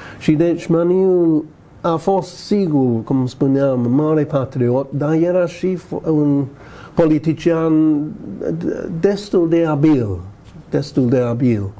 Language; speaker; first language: Romanian; non-native, fluent; English